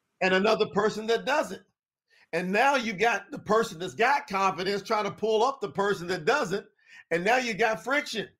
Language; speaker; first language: English; native; English